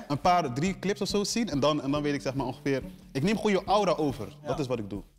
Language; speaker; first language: Dutch; early bilingual, other home language; Portuguese